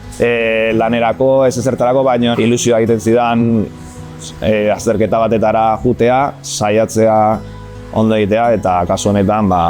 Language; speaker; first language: Basque; non-native, local second language; Spanish